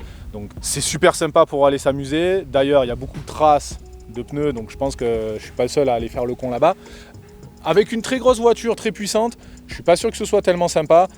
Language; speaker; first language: French; native; French